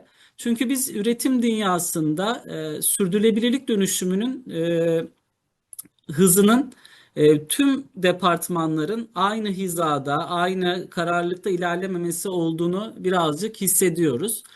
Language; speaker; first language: Turkish; native; Turkish